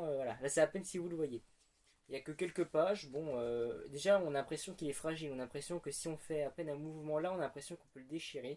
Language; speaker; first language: French; native; French